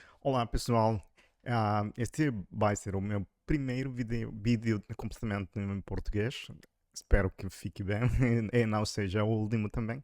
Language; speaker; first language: Portuguese; non-native, fluent; Spanish